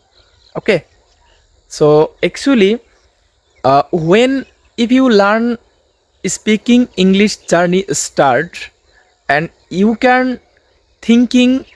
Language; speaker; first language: English; non-native, learner; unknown